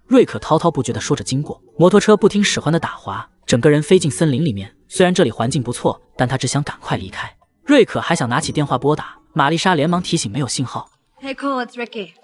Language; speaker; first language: Chinese; native; Chinese